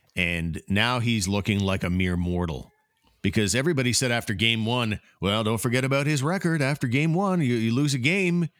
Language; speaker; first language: English; native; English